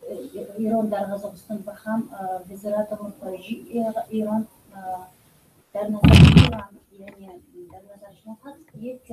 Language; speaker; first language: Persian; non-native, fluent; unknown